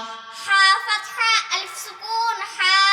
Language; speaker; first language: Arabic; non-native, learner; Bangla